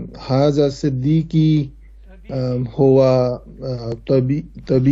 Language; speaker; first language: Arabic; non-native, learner; Urdu